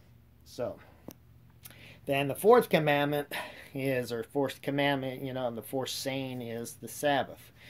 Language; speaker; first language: English; native; English